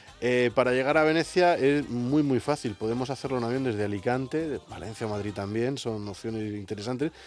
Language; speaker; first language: Spanish; native; Spanish